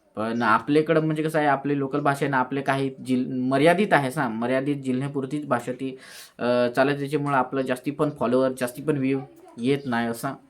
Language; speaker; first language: Marathi; native; Marathi